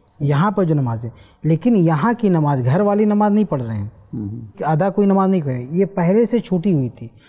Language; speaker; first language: Urdu; native; Urdu